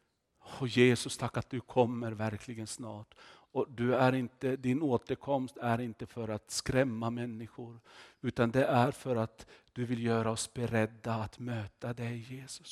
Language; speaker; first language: Swedish; non-native, fluent; Finnish